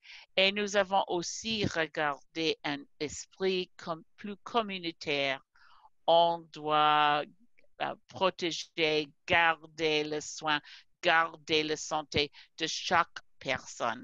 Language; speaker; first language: French; non-native, fluent; English